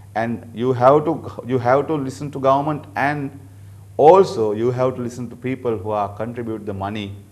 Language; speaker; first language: English; non-native, local second language; Sinhala